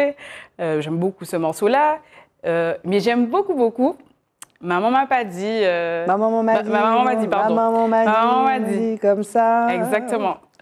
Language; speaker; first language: French; native; French